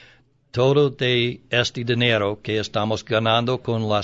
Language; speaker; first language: Spanish; non-native, learner; English